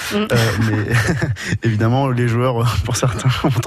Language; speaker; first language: French; native; French